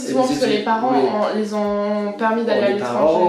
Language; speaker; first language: French; early bilingual, other home language; English